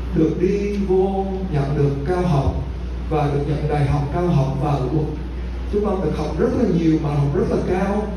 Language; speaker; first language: Vietnamese; early bilingual, heritage; Vietnamese